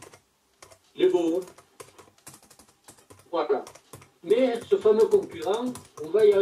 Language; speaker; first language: French; native; French